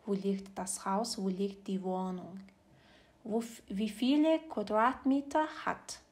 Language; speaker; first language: German; non-native, fluent; Mongolian